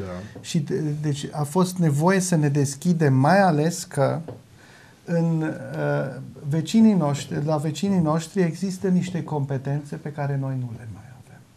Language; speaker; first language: Romanian; non-native, local second language; German